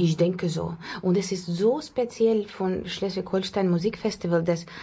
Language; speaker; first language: German; non-native, learner; Russian